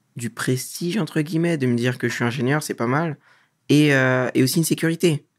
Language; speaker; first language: French; native; French